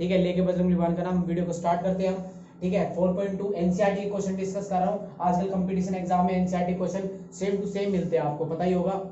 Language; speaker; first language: Hindi; native; Hindi